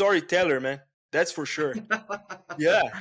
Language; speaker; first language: English; non-native, fluent; Portuguese